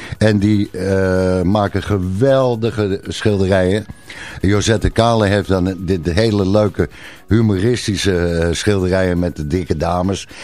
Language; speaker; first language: Dutch; native; Dutch